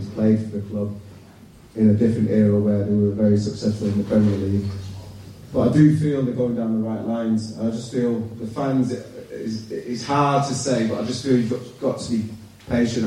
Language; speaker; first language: English; native; English